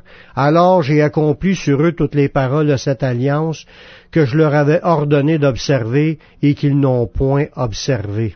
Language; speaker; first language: French; native; French